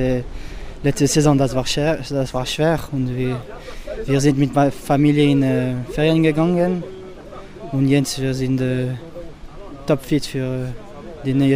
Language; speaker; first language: German; non-native, learner; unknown